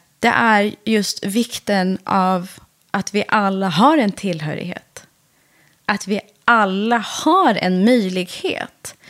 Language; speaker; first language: Swedish; early bilingual, other home language; Persian